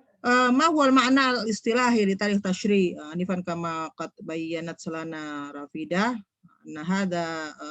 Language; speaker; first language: Arabic; non-native, fluent; Indonesian